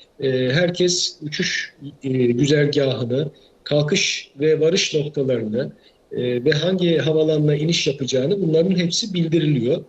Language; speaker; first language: Turkish; native; Turkish